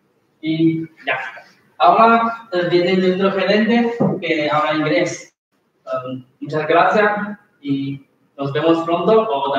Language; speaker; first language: Spanish; non-native, learner; Chinese